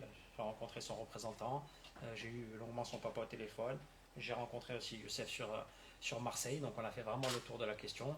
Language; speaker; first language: French; native; French